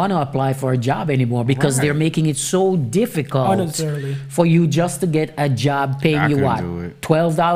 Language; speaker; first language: English; non-native, local second language; Jamaican Creole English